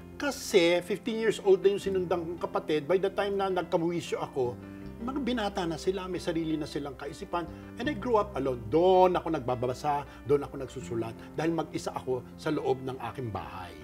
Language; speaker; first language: Filipino; native; Filipino